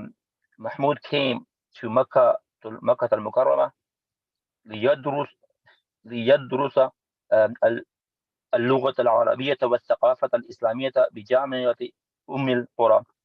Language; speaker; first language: Arabic; non-native, learner; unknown